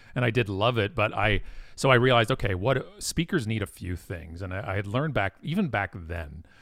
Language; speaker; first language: English; native; English